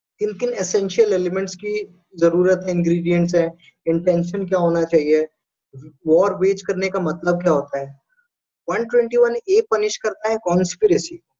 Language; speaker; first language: Hindi; native; Hindi